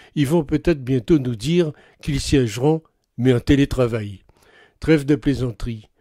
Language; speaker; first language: French; native; French